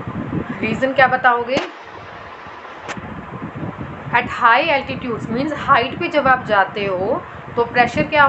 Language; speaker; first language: Hindi; native; Hindi